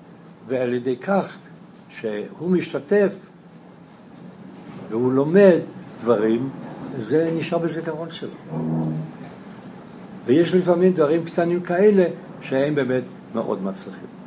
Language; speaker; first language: Hebrew; non-native, fluent; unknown